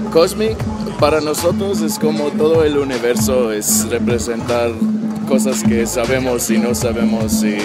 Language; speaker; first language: Spanish; non-native, learner; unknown